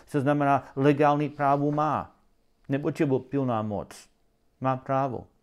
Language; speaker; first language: Czech; non-native, learner; English